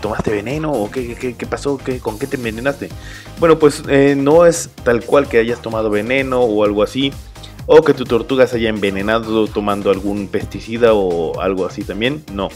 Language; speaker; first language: Spanish; native; Spanish